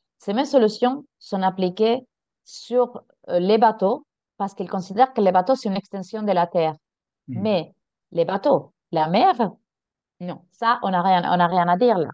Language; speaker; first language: French; non-native, fluent; Spanish